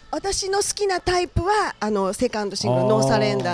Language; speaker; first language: Japanese; native; Japanese